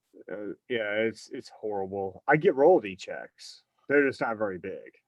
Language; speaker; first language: English; native; English